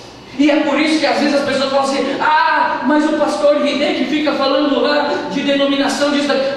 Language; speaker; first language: Portuguese; native; Portuguese